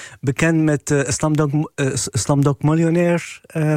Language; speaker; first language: Dutch; non-native, fluent; Arabic